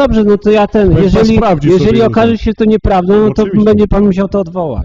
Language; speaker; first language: Polish; native; Polish